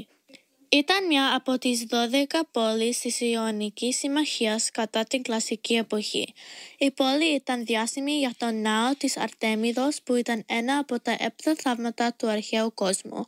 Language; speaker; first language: Greek; early bilingual, heritage; Greek